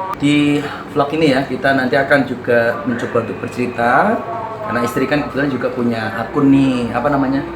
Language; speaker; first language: Indonesian; non-native, local second language; Javanese